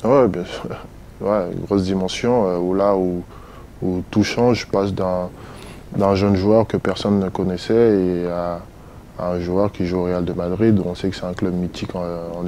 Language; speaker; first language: French; native; French